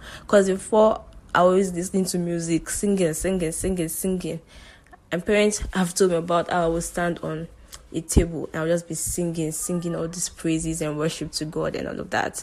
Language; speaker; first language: English; non-native, local second language; Yoruba